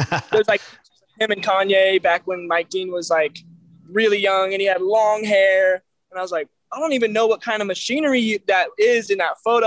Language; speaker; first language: English; native; English